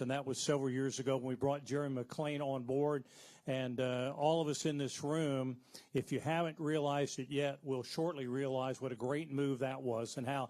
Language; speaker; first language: English; native; English